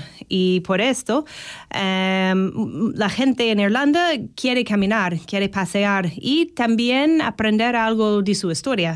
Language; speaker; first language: Spanish; non-native, fluent; English